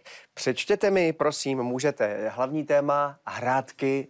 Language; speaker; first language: Czech; native; Czech